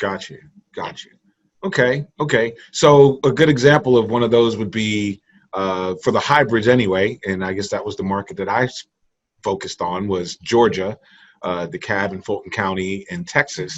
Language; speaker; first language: English; native; English